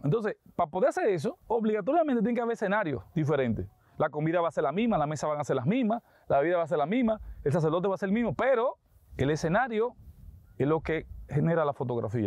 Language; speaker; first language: Spanish; native; Spanish